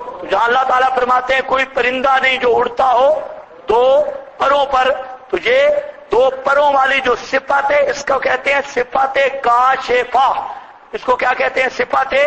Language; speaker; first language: Urdu; non-native, local second language; Punjabi